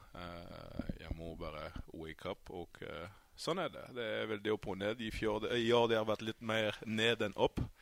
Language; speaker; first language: Norwegian; non-native, fluent; French